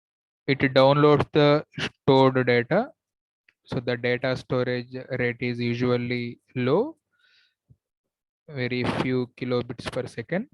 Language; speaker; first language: English; non-native, local second language; Telugu